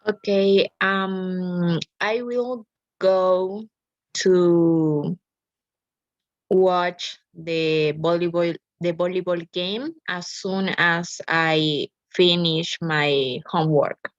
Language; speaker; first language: English; non-native, learner; Spanish